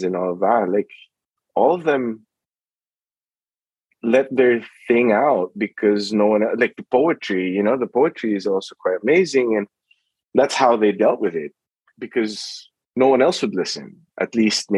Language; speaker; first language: English; non-native, local second language; Filipino